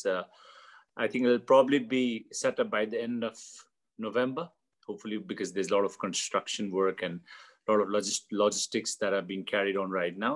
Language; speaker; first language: English; non-native, local second language; Nepali